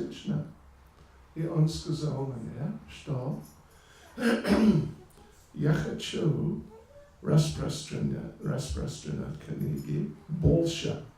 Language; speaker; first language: Russian; non-native, learner; English